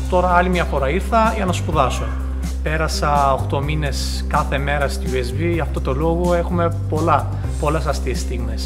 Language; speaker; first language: Greek; non-native, fluent; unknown